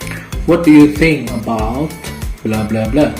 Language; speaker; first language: English; non-native, fluent; Indonesian